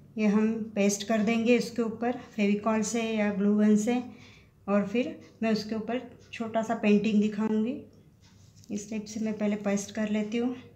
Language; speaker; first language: Hindi; non-native, local second language; Marathi